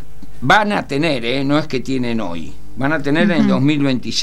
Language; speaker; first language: Spanish; native; Spanish